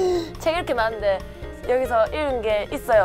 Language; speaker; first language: Korean; native; Korean